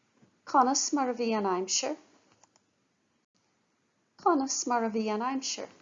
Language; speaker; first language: Irish; non-native, local second language; English